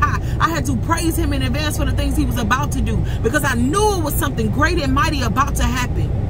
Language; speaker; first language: English; native; English